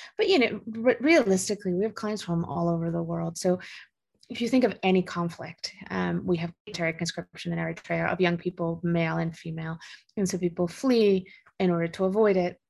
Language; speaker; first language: English; early bilingual, other home language; Spanish